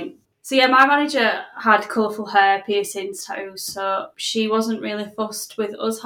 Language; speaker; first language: English; native; English